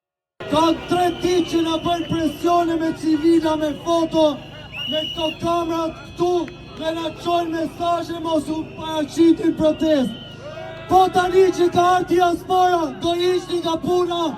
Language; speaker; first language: Albanian; native; Albanian